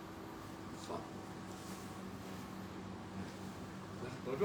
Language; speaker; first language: Chinese; native; Chinese